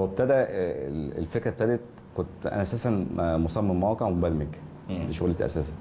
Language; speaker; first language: Arabic; native; Arabic